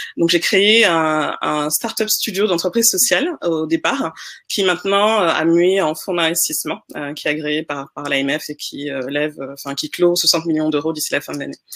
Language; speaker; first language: French; non-native, local second language; Wolof